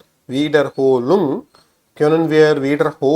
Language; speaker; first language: German; non-native, learner; Tamil